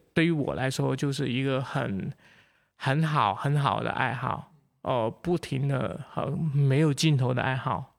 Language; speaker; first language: Chinese; non-native, local second language; Cantonese